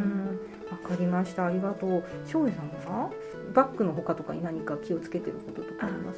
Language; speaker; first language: Japanese; native; Japanese